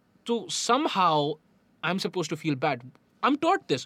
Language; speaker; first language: English; non-native, local second language; Hindi